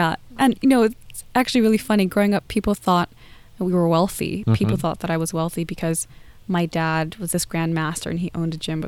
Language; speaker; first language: English; native; English